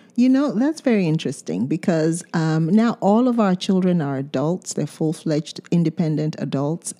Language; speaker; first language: English; non-native, local second language; Yoruba